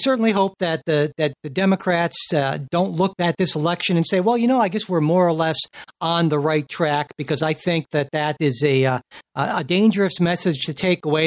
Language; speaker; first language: English; native; English